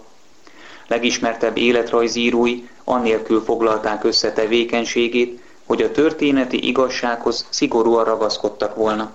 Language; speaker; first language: Hungarian; native; Hungarian